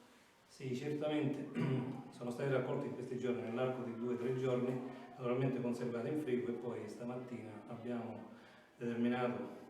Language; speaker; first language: Italian; native; Italian